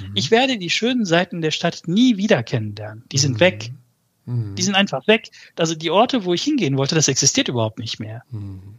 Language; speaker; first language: German; early bilingual, other home language; Turkish